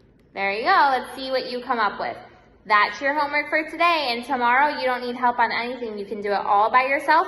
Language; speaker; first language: English; native; English